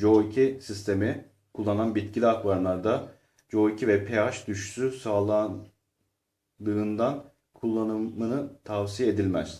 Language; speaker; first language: Turkish; native; Turkish